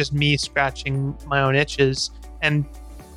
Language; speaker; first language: English; native; English